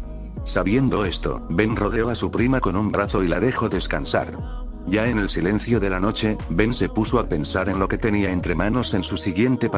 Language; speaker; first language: Spanish; native; Spanish